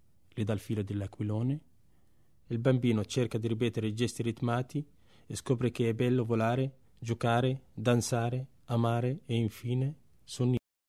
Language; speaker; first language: Italian; non-native, fluent; Arabic